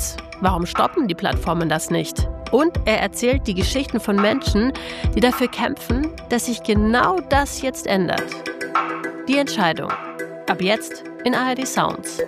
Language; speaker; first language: German; native; German